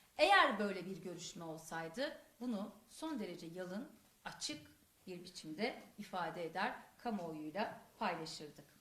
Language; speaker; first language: Turkish; non-native, local second language; Kurdish